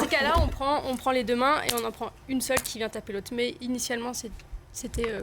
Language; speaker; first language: French; native; French